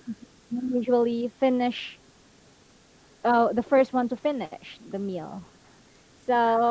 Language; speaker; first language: English; non-native, fluent; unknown